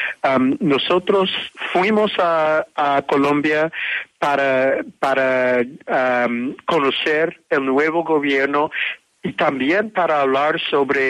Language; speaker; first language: Spanish; non-native, fluent; English